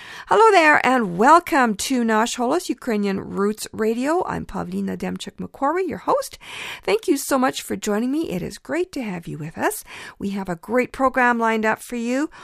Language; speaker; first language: English; early bilingual, other home language; Ukrainian